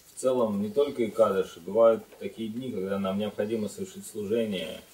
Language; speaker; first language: Russian; native; Russian